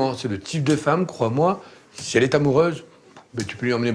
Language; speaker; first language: French; native; French